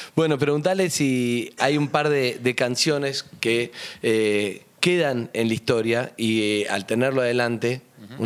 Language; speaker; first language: Spanish; native; Spanish